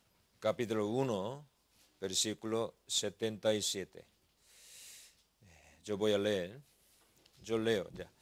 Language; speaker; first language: Spanish; non-native, learner; Korean